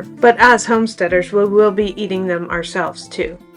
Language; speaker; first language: English; native; English